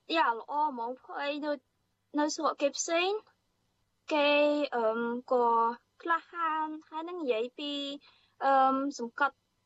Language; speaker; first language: Khmer; early bilingual, heritage; Khmer